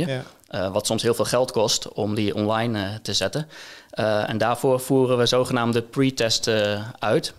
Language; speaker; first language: Dutch; native; Dutch